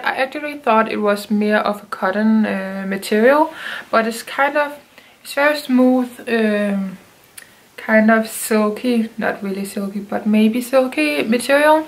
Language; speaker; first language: English; non-native, fluent; Danish